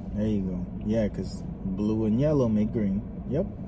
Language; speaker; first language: English; early bilingual, other home language; Spanish